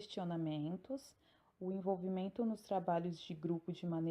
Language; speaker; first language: Portuguese; native; Portuguese